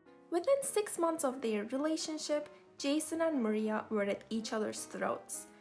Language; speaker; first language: English; non-native, fluent; Turkish